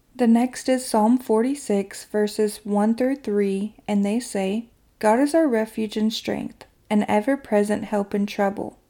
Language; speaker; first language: English; native; English